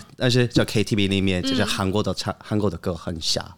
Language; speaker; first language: Chinese; non-native, learner; Korean